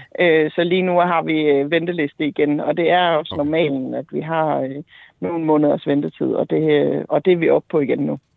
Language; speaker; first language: Danish; native; Danish